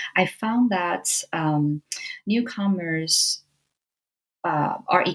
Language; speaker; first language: English; non-native, fluent; Chinese